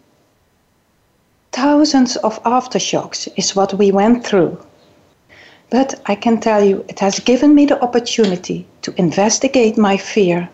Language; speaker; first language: English; non-native, fluent; Dutch